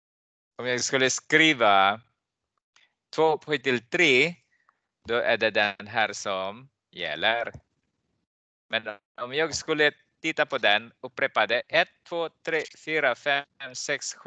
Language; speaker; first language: Swedish; non-native, fluent; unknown